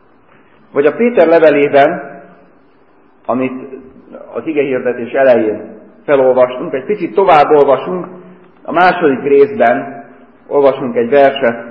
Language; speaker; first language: Hungarian; native; Hungarian